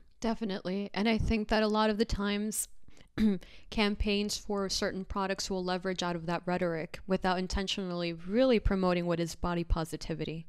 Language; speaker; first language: English; early bilingual, other home language; Spanish